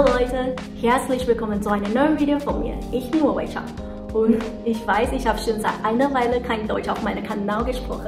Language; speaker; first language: German; non-native, learner; Chinese